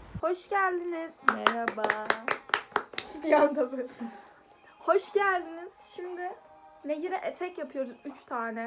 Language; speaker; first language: Turkish; native; Turkish